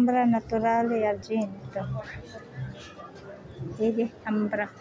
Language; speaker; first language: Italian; non-native, learner; Cebuano